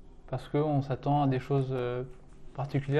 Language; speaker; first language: French; native; French